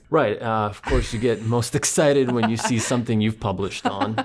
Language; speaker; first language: English; non-native, fluent; Croatian